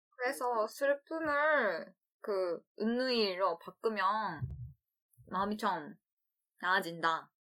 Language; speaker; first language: Korean; non-native, learner; Chinese